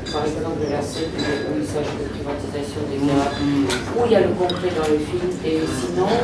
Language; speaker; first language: French; non-native, fluent; Armenian